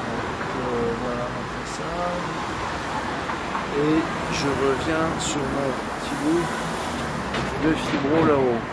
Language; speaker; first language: French; native; French